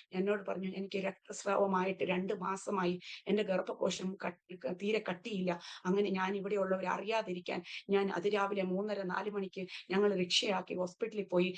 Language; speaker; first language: Malayalam; early bilingual, heritage; Malayalam